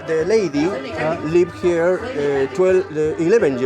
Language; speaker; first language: English; non-native, fluent; Spanish